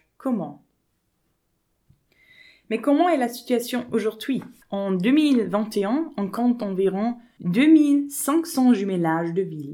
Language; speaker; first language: French; non-native, fluent; German